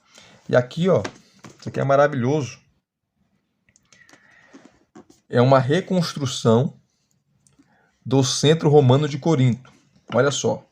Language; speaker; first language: Portuguese; native; Portuguese